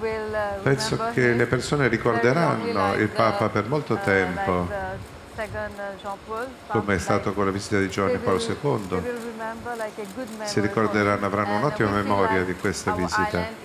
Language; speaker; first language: Italian; non-native, fluent; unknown